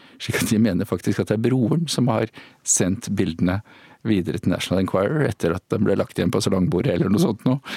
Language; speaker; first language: Norwegian; native; Norwegian